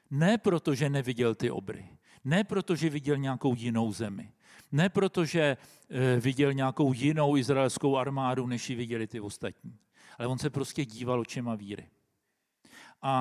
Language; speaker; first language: Czech; native; Czech